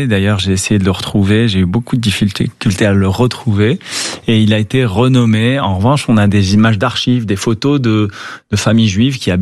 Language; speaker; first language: French; native; French